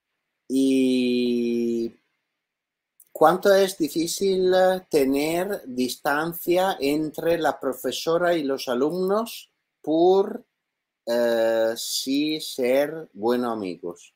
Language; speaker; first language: Spanish; non-native, learner; Italian